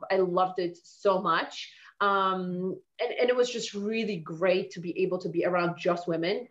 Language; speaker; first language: English; non-native, fluent; Polish